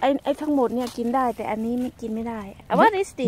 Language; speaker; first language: Dutch; non-native, learner; Thai